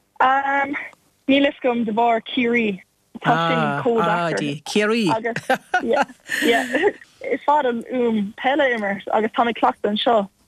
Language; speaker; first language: Irish; non-native, local second language; English